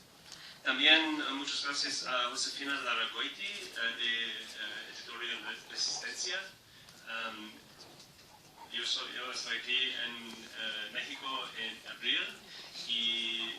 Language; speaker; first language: Spanish; non-native, learner; English